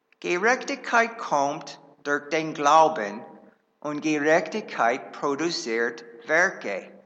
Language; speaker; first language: German; non-native, fluent; English